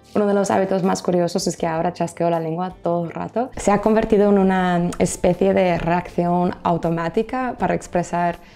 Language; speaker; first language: Spanish; non-native, fluent; English